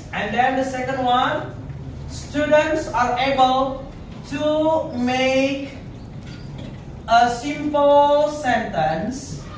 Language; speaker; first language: English; non-native, learner; Indonesian